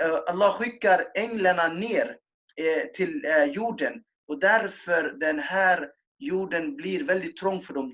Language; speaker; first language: Swedish; non-native, fluent; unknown